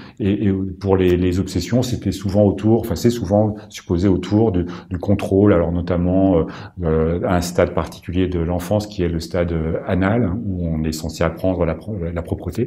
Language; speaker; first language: French; native; French